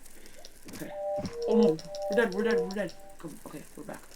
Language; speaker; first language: English; native; English